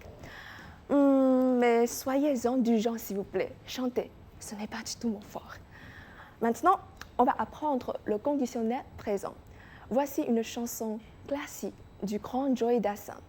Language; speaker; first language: French; non-native, fluent; Chinese